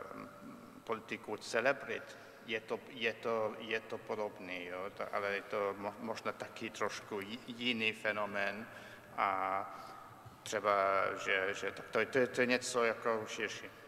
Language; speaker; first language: Czech; non-native, fluent; English